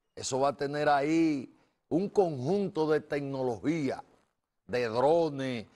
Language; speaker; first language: Spanish; native; Spanish